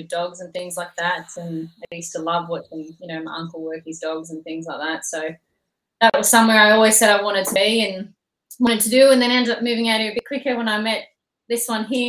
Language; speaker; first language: English; native; English